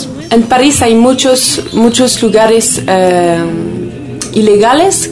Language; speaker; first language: Spanish; non-native, fluent; French